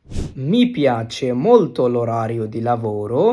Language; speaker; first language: Italian; non-native, fluent; Bangla